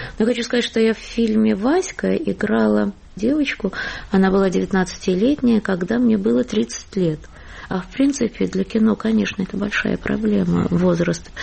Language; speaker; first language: Russian; native; Russian